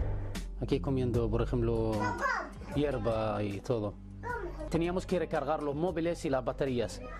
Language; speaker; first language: Spanish; non-native, fluent; Arabic